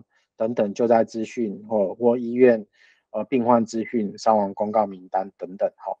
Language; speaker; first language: Chinese; native; Chinese